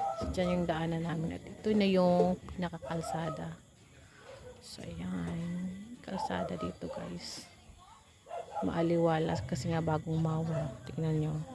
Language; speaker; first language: Filipino; non-native, local second language; Cebuano